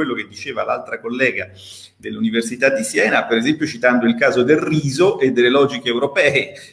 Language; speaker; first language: Italian; native; Italian